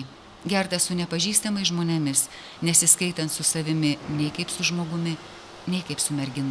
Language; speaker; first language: Lithuanian; native; Lithuanian